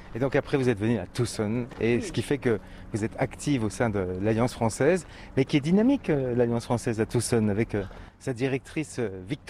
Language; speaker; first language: French; native; French